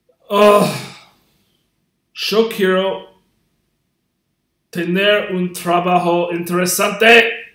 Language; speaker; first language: Spanish; non-native, learner; English